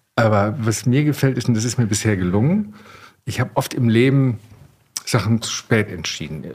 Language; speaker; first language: German; native; German